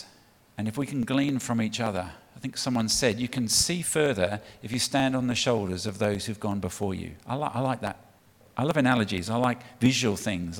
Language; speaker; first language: English; native; English